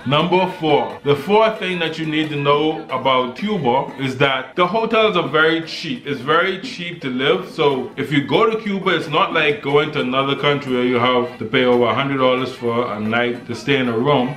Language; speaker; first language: English; native; English